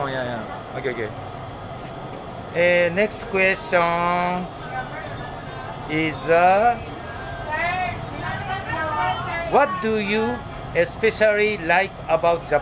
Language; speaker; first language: English; non-native, learner; Japanese